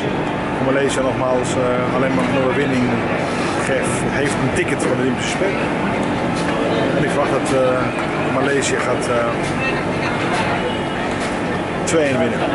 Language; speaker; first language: Dutch; non-native, fluent; Spanish